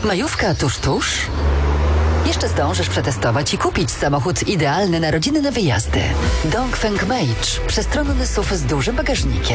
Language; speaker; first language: Polish; native; Polish